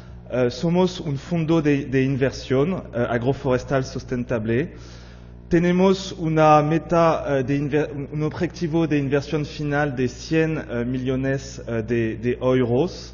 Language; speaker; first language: Spanish; non-native, fluent; French